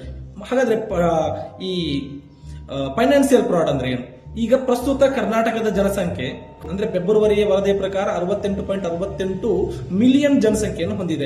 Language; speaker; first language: Kannada; native; Kannada